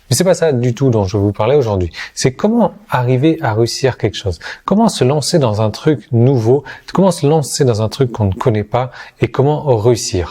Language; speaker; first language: French; native; French